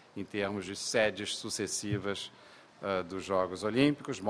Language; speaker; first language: Portuguese; native; Portuguese